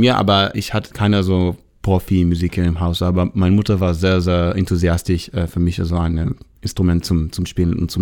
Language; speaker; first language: German; non-native, learner; Hebrew